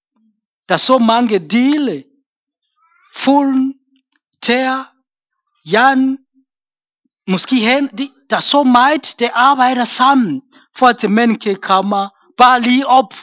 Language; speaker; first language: Danish; non-native, fluent; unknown